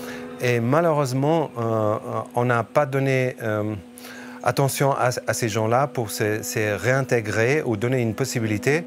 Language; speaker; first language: French; early bilingual, other home language; Persian